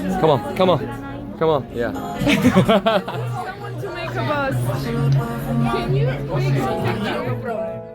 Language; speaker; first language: English; non-native, learner; Korean